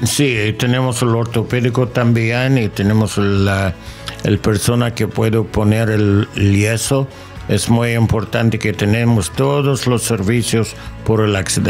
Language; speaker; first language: Spanish; non-native, fluent; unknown